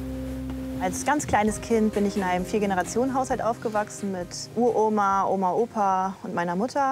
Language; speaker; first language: German; native; German